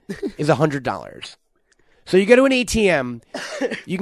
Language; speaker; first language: English; native; English